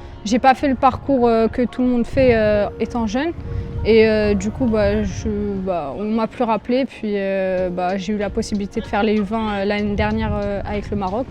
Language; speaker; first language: French; early bilingual, other home language; Arabic